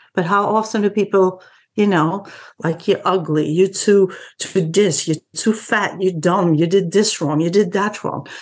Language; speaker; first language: English; non-native, fluent; Dutch